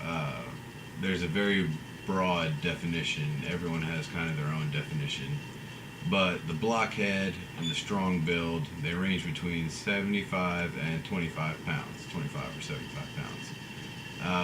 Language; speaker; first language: English; native; English